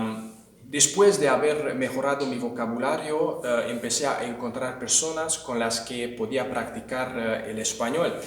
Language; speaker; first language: Spanish; non-native, fluent; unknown